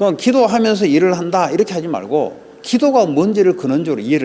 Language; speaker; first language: Korean; native; Korean